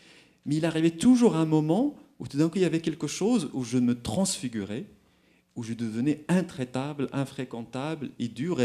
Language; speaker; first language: French; non-native, local second language; Arabic